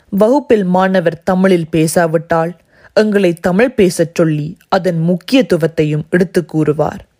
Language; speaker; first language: Tamil; early bilingual, heritage; Tamil